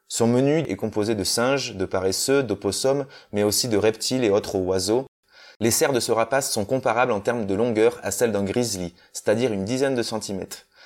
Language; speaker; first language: French; native; French